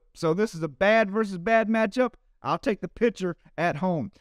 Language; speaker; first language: English; native; English